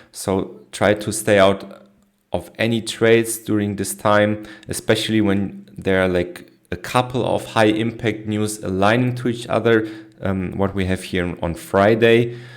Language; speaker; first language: English; non-native, fluent; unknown